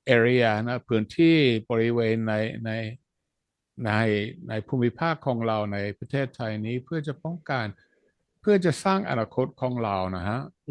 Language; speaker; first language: Thai; non-native, fluent; Dutch